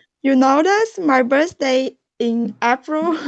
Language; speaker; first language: English; non-native, learner; Vietnamese